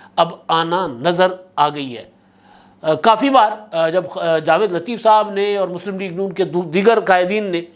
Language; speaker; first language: Urdu; non-native, local second language; Sindhi